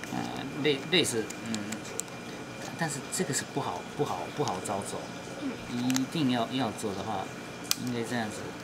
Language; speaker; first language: Chinese; non-native, learner; Japanese